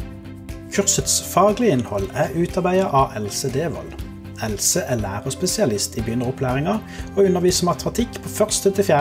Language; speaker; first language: Norwegian; native; Norwegian